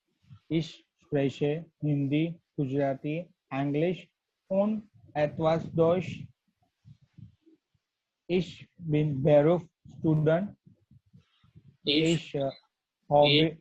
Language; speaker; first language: German; non-native, learner; Gujarati